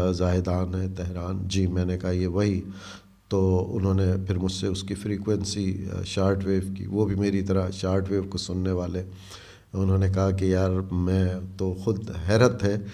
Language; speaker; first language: Urdu; native; Urdu